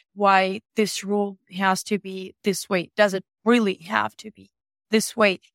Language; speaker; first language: English; non-native, fluent; Ukrainian